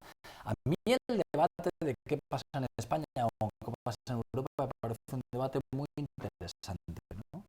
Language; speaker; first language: Spanish; native; Spanish